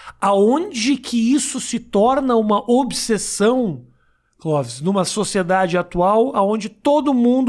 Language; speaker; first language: Portuguese; native; Portuguese